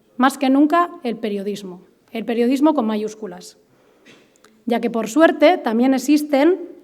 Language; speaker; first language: Spanish; native; Spanish